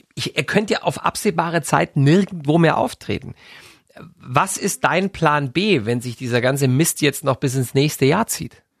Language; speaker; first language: German; native; German